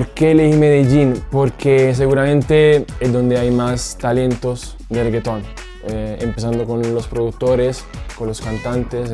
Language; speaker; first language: Spanish; non-native, fluent; Italian